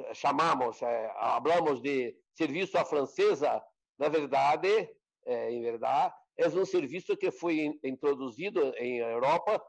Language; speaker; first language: Portuguese; non-native, fluent; Spanish